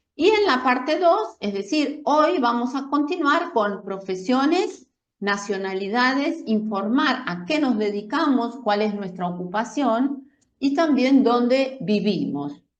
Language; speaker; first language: Spanish; native; Spanish